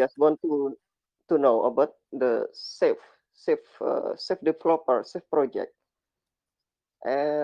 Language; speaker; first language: English; non-native, learner; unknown